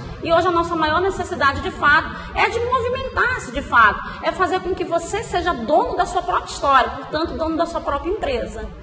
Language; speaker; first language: Portuguese; native; Portuguese